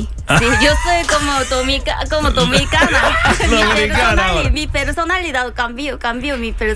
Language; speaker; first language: Spanish; non-native, learner; Korean